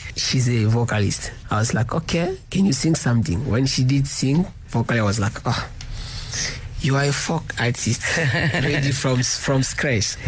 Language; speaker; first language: English; non-native, learner; Lingala